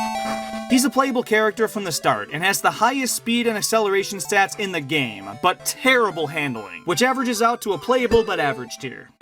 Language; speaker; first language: English; native; English